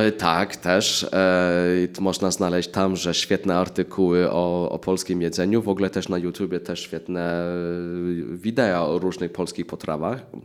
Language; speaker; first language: Polish; early bilingual, heritage; English